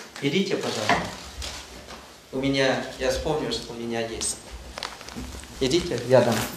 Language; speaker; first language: Russian; non-native, learner; Thai